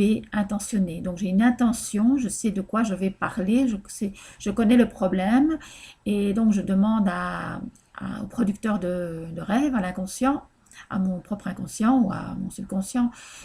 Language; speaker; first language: French; native; French